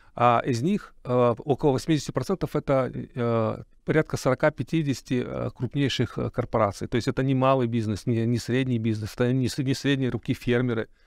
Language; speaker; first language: Russian; native; Russian